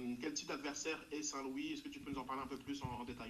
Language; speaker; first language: French; native; French